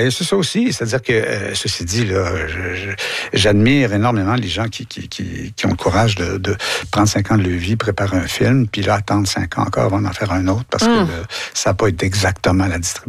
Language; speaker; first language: French; native; French